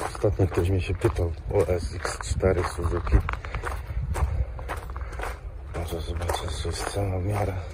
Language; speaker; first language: Polish; native; Polish